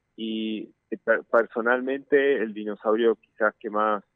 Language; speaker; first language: Spanish; native; Spanish